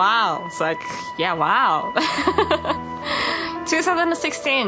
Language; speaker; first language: English; non-native, fluent; Japanese